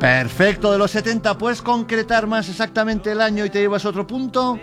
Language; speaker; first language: Spanish; native; Spanish